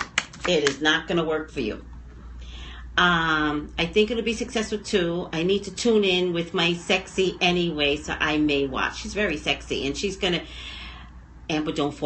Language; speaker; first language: English; native; English